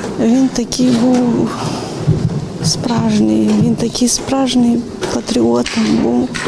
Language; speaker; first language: Ukrainian; non-native, local second language; Russian